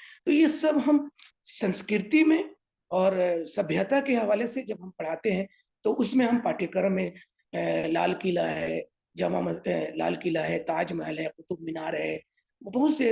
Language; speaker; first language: Hindi; native; Hindi